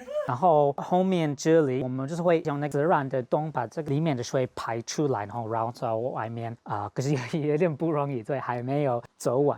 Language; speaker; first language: Chinese; non-native, fluent; English